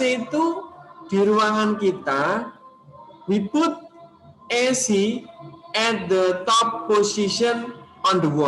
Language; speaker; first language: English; non-native, learner; Indonesian